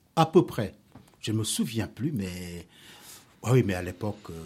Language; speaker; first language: French; non-native, local second language; Wolof